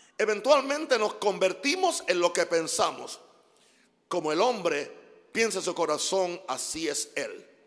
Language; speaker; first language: Spanish; non-native, fluent; English